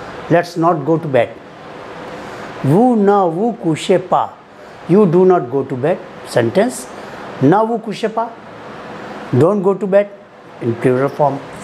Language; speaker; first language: English; non-native, local second language; Hindi